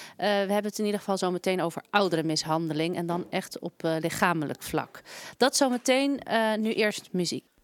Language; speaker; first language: Dutch; native; Dutch